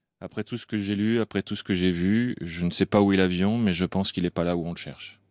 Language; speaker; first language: French; native; French